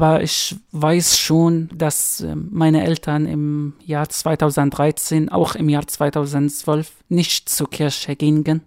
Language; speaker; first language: German; non-native, fluent; Arabic